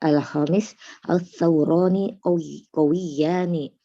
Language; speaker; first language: Arabic; non-native, learner; Indonesian